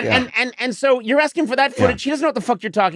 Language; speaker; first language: English; native; English